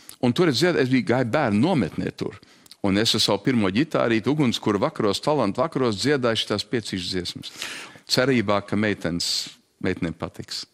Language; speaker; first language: Latvian; early bilingual, heritage; Latvian